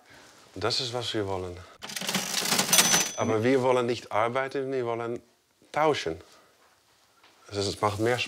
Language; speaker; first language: German; non-native, fluent; Dutch